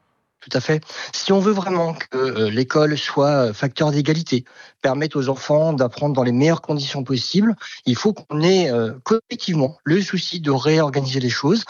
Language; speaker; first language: French; native; French